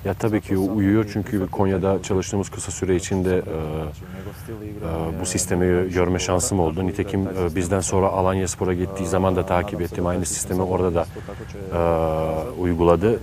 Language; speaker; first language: Turkish; native; Turkish